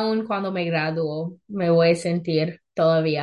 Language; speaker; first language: Spanish; non-native, learner; English